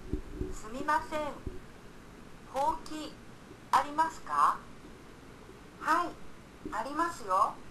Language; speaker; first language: Japanese; non-native, learner; Indonesian